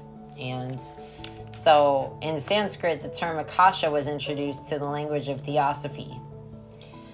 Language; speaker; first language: English; native; English